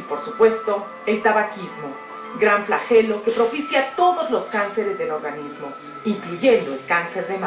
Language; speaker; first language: Spanish; native; Spanish